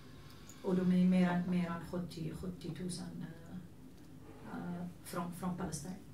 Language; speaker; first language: Swedish; non-native, fluent; Arabic